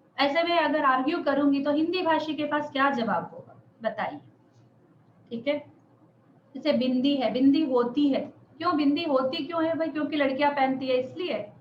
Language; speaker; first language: Hindi; non-native, local second language; Telugu